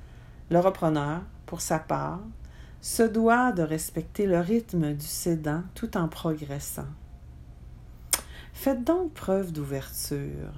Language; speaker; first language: French; native; French